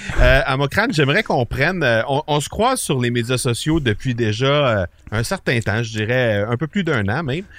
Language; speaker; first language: French; native; French